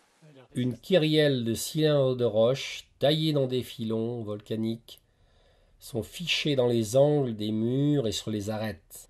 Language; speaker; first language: French; native; French